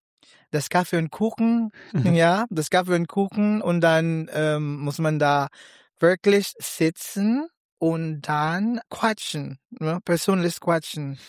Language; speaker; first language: German; non-native, learner; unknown